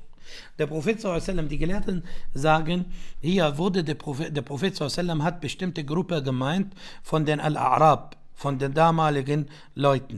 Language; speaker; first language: German; non-native, fluent; Arabic